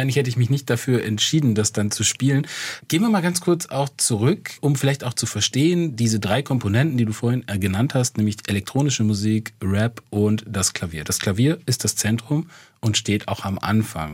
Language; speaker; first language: German; native; German